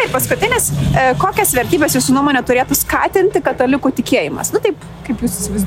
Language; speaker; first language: Lithuanian; native; Lithuanian